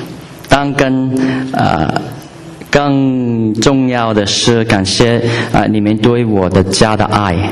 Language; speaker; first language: Chinese; non-native, learner; English